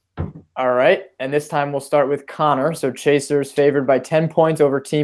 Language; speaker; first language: English; native; English